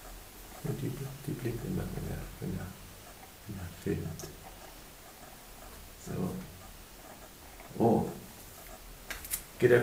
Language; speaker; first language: German; native; German